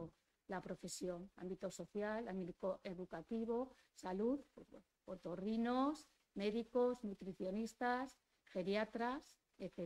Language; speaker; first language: Spanish; native; Spanish